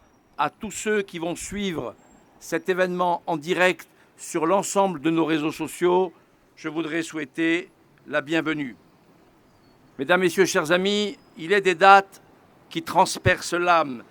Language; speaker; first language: French; native; French